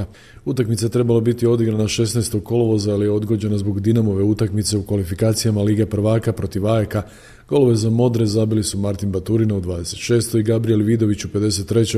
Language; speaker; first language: Croatian; native; Croatian